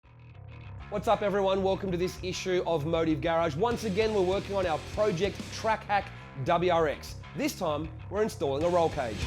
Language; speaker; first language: English; native; English